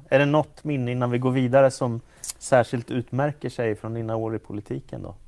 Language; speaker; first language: Swedish; native; Swedish